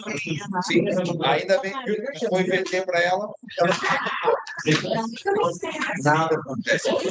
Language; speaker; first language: Portuguese; non-native, learner; Spanish